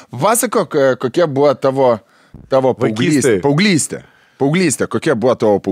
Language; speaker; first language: Lithuanian; native; Lithuanian